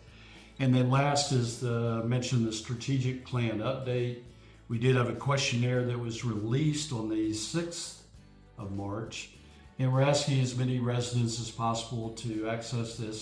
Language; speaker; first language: English; native; English